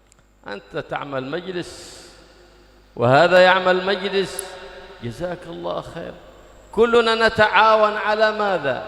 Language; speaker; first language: Arabic; native; Arabic